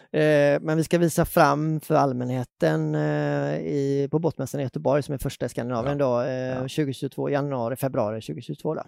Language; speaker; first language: Swedish; native; Swedish